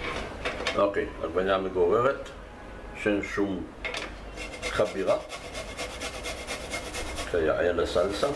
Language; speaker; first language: Hebrew; native; Hebrew